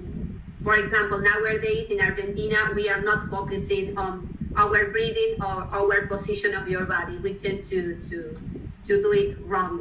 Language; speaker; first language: English; non-native, fluent; Spanish